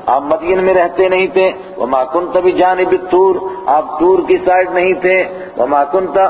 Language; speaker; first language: Urdu; native; Urdu